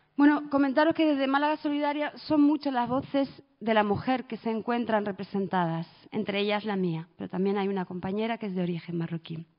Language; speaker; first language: Spanish; early bilingual, other home language; Arabic